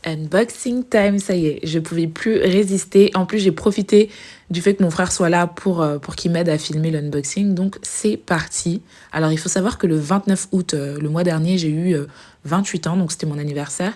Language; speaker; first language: French; native; French